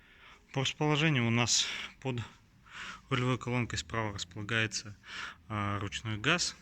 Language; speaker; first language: Russian; native; Russian